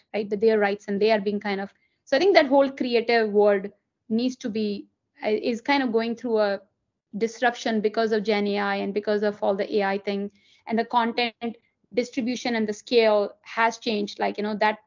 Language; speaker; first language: English; non-native, local second language; Hindi